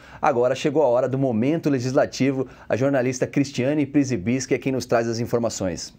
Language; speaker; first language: Portuguese; native; Portuguese